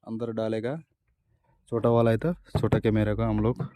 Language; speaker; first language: Hindi; non-native, local second language; Telugu